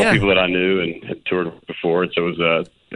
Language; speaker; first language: English; native; English